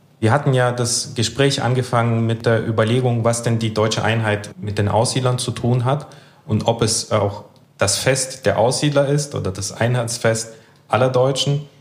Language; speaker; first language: German; early bilingual, other home language; Russian